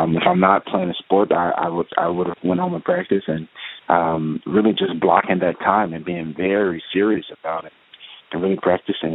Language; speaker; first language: English; native; English